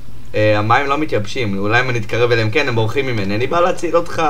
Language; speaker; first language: Hebrew; native; Hebrew